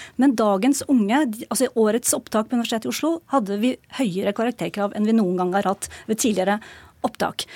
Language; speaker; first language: Norwegian; native; Norwegian